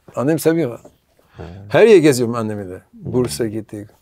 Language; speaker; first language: Turkish; non-native, learner; English